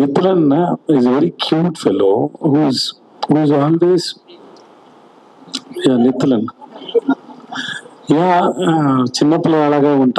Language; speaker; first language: Telugu; non-native, learner; Tamil